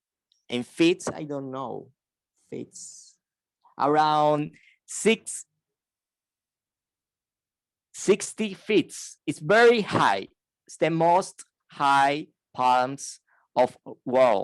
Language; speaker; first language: English; non-native, fluent; Spanish